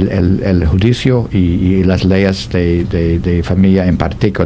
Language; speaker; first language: Spanish; non-native, fluent; English